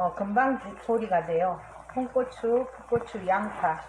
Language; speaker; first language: Korean; native; Korean